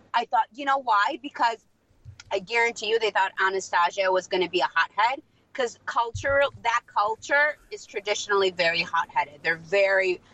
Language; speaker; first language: English; non-native, fluent; Russian